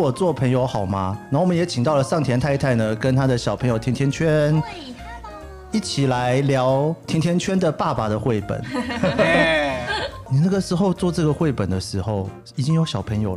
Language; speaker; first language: Chinese; native; Chinese